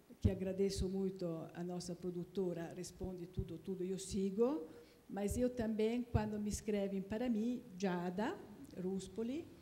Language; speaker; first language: Portuguese; non-native, fluent; Italian